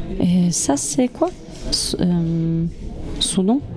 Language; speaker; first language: French; non-native, fluent; Polish